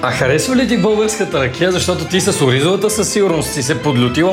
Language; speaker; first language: Bulgarian; native; Bulgarian